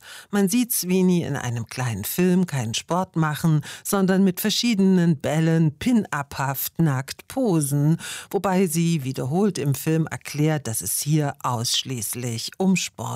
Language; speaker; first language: German; native; German